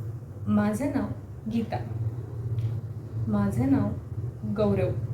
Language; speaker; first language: Marathi; non-native, local second language; Kannada